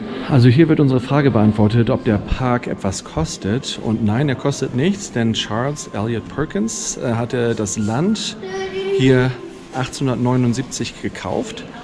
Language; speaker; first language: German; native; German